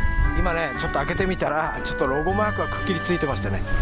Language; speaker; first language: Japanese; native; Japanese